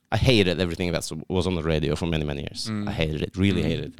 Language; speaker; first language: English; non-native, fluent; Norwegian